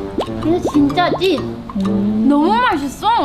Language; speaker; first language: Korean; non-native, fluent; Chinese